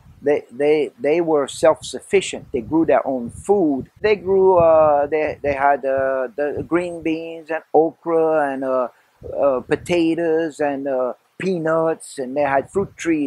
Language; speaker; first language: English; early bilingual, other home language; French